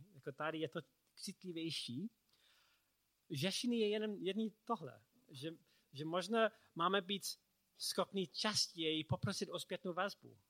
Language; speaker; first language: Czech; non-native, learner; English